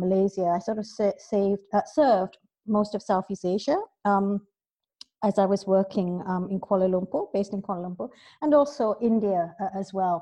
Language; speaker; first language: English; native; English